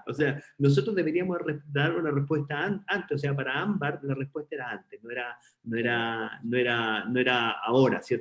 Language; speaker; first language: Spanish; native; Spanish